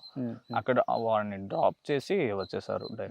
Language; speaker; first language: Telugu; non-native, learner; Kannada